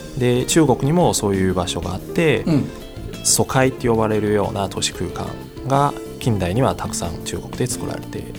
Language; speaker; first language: Japanese; early bilingual, other home language; Chinese